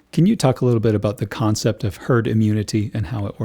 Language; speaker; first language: English; native; English